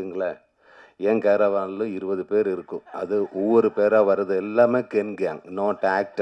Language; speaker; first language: Tamil; non-native, learner; Malayalam